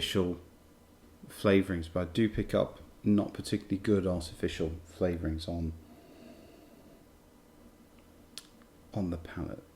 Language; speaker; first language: English; native; English